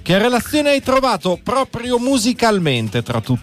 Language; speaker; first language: Italian; native; Italian